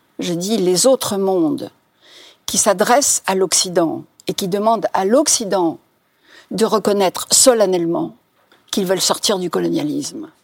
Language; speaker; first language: French; non-native, local second language; Arabic